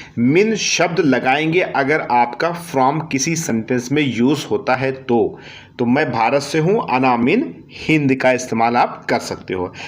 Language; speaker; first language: Hindi; native; Hindi